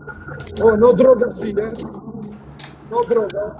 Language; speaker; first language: Spanish; non-native, learner; Albanian